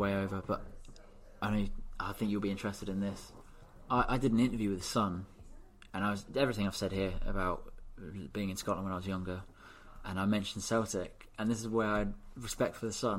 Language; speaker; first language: English; native; English